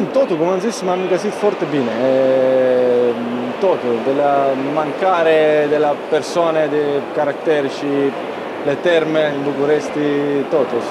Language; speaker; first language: Romanian; non-native, fluent; Italian